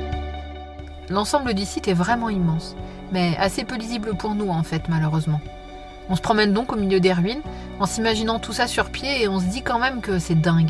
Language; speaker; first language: French; native; French